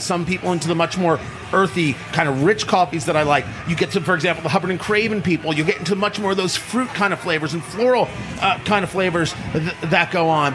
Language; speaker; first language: English; native; English